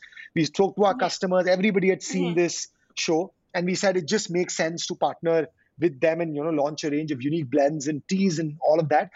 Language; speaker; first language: English; non-native, local second language; Hindi